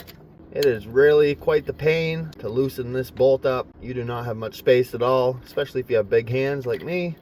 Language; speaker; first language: English; native; English